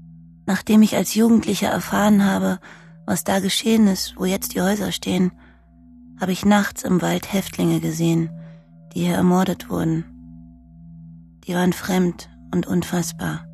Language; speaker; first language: German; native; German